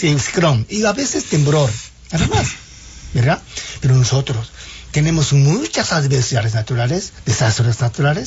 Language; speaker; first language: Spanish; non-native, fluent; Japanese